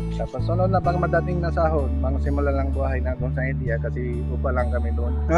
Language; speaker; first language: Filipino; non-native, learner; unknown